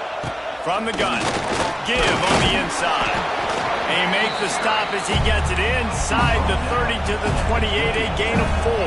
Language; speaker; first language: English; native; English